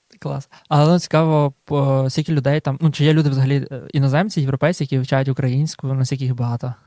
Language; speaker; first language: Ukrainian; native; Ukrainian